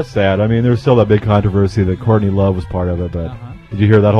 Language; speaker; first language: English; native; English